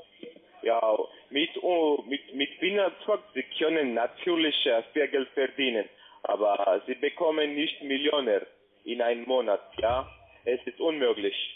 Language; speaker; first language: German; non-native, learner; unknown